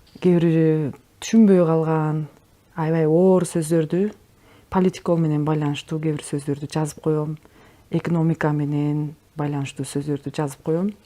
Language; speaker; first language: Kyrgyz; native; Kyrgyz